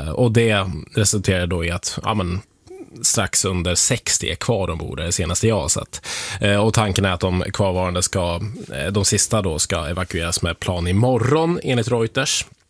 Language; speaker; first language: Swedish; native; Swedish